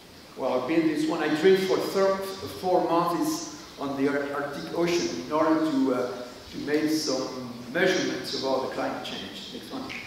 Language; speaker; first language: English; non-native, learner; French